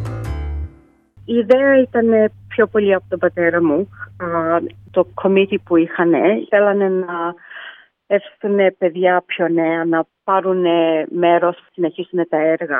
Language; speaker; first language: Greek; early bilingual, heritage; Greek